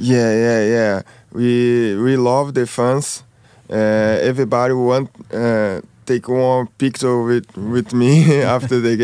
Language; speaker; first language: English; non-native, learner; Portuguese